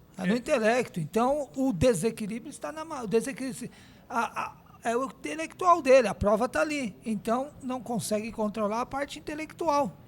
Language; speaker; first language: Portuguese; native; Portuguese